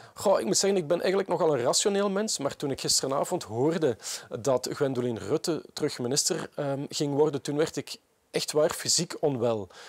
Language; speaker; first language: Dutch; native; Dutch